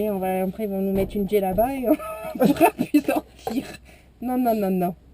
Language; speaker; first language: French; native; French